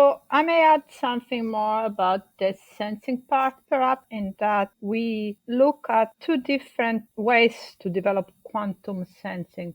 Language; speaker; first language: English; non-native, fluent; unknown